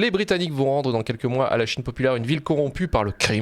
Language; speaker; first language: French; native; French